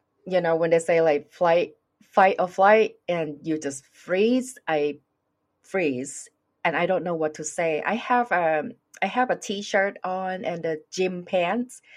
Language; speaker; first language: English; non-native, fluent; Thai